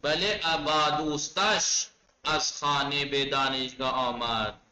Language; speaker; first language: Persian; non-native, fluent; Urdu